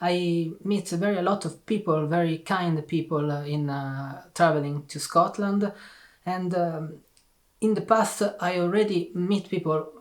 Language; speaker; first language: English; non-native, learner; Italian